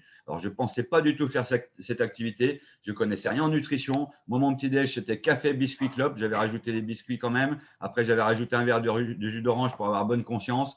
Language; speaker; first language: French; native; French